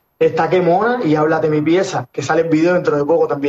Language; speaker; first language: Spanish; native; Spanish